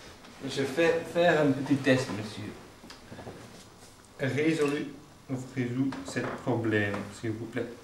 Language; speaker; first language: French; non-native, learner; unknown